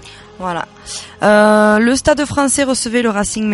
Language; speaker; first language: French; native; French